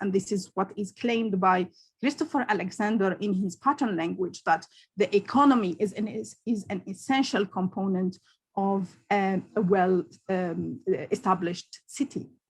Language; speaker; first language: English; non-native, local second language; Arabic